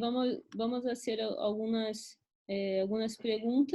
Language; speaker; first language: Spanish; non-native, learner; Portuguese